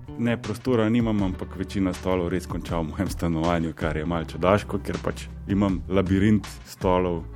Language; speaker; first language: Slovenian; native; Slovenian